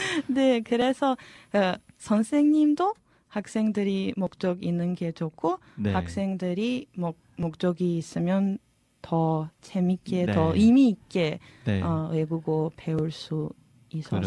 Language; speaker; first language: Korean; non-native, fluent; Serbian